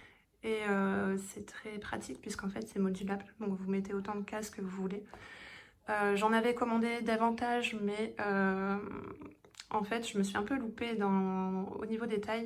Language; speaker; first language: French; native; French